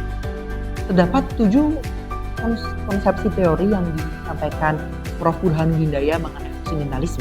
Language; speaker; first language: Indonesian; native; Indonesian